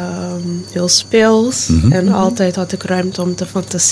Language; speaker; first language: Dutch; non-native, local second language; Papiamento